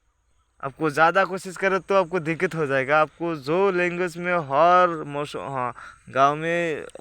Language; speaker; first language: Hindi; non-native, local second language; Bangla